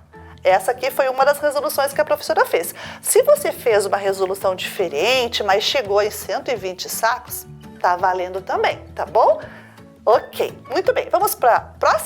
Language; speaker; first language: Portuguese; native; Portuguese